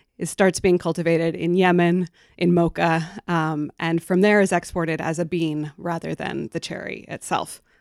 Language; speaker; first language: English; native; English